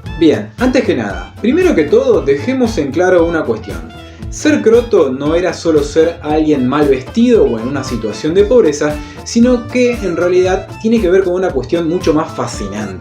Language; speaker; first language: Spanish; native; Spanish